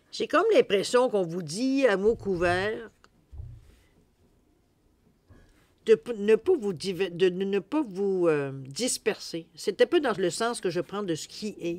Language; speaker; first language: French; native; French